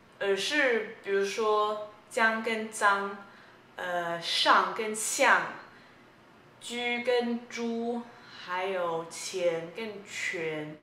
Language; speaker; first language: Chinese; early bilingual, heritage; Chinese